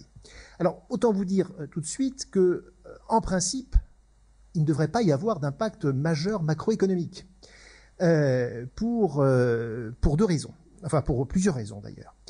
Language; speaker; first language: French; native; French